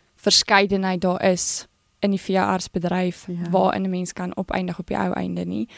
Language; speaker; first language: Afrikaans; native; Afrikaans